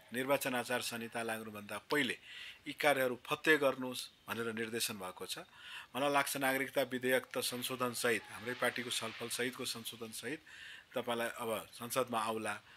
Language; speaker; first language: Nepali; non-native, local second language; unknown